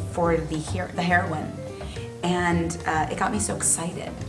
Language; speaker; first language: English; native; English